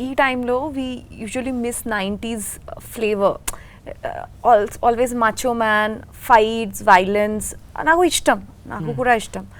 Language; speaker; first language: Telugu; non-native, learner; Bangla